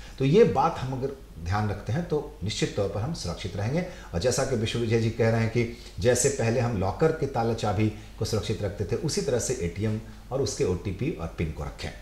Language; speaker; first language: Hindi; native; Hindi